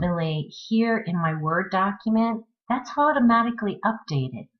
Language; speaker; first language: English; native; English